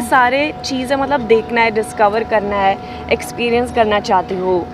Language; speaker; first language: Hindi; non-native, fluent; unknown